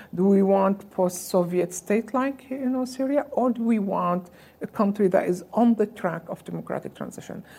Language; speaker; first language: English; non-native, fluent; Arabic